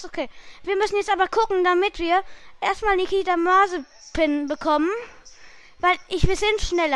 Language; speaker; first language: German; native; German